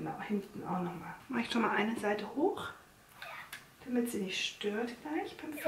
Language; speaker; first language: German; native; German